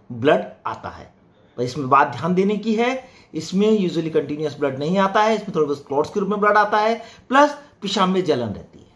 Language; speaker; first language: Hindi; native; Hindi